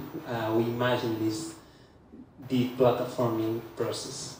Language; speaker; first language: English; non-native, fluent; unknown